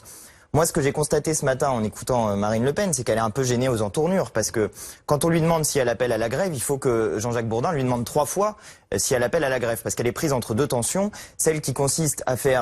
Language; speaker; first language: French; native; French